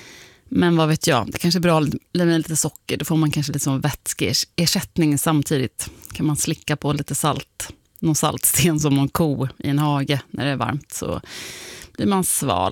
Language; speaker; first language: Swedish; native; Swedish